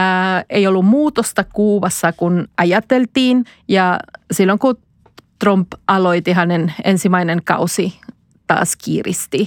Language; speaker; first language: Finnish; non-native, fluent; Spanish